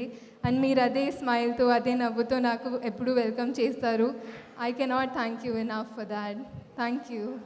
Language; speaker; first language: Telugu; non-native, fluent; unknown